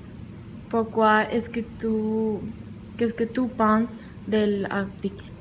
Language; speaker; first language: French; non-native, learner; Spanish